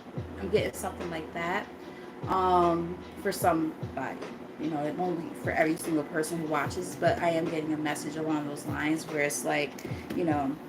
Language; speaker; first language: English; native; English